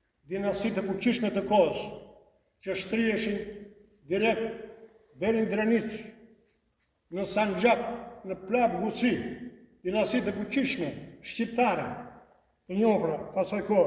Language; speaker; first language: Albanian; native; Albanian